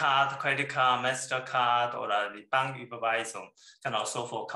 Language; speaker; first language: German; non-native, learner; Chinese